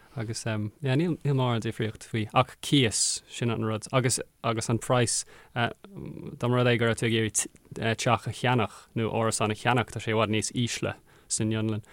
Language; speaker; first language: Irish; non-native, local second language; English